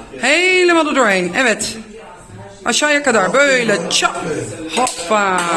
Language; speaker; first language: Turkish; non-native, fluent; Dutch